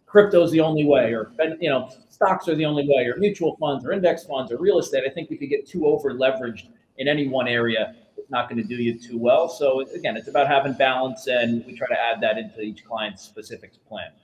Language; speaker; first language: English; native; English